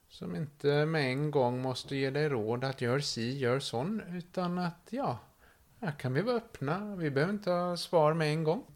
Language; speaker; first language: Swedish; native; Swedish